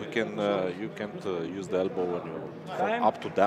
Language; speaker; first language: English; non-native, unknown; Romanian